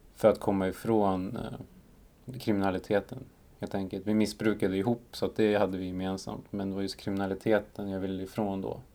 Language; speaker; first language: Swedish; early bilingual, other home language; Spanish